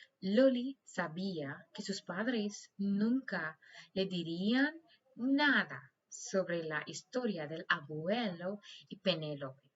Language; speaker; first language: Spanish; non-native, learner; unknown